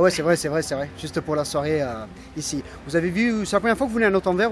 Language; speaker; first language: French; native; French